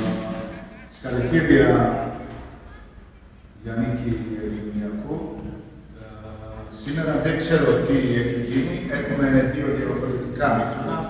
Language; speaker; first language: Greek; non-native, fluent; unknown